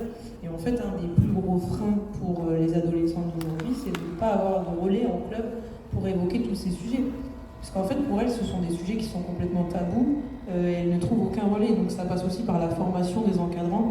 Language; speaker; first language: French; native; French